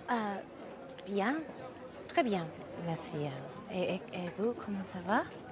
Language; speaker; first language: French; non-native, fluent; English